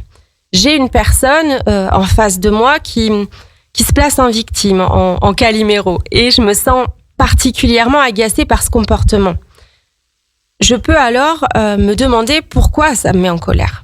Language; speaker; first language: French; native; French